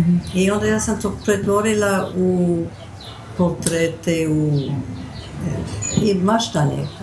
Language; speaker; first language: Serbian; early bilingual, heritage; Serbian